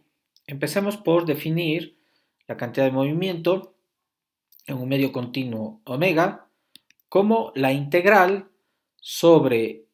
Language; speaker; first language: Spanish; native; Spanish